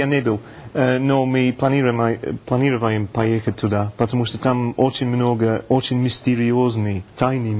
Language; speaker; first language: Russian; non-native, learner; English